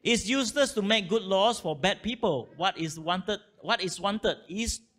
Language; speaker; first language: English; non-native, local second language; Malay